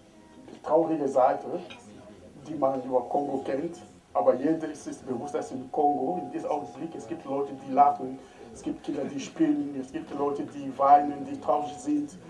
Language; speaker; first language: German; non-native, fluent; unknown